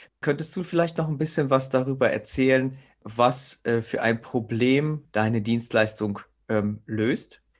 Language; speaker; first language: German; native; German